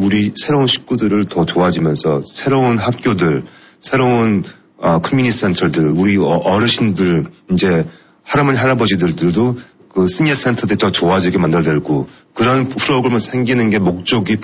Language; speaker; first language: Korean; non-native, fluent; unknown